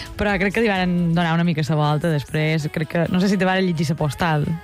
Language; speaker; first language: Catalan; native; Catalan